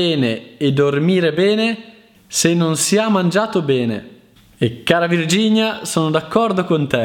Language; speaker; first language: Italian; native; Italian